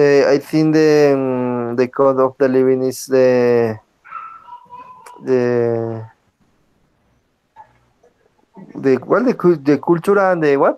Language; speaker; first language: English; non-native, learner; Spanish